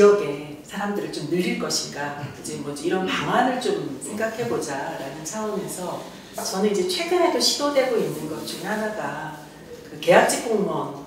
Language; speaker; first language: Korean; native; Korean